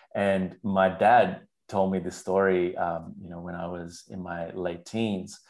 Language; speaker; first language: English; non-native, local second language; Sinhala